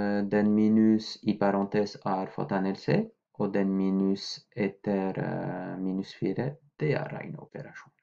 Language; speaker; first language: Norwegian; non-native, fluent; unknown